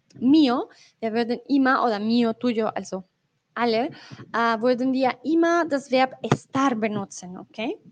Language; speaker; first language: German; non-native, fluent; Spanish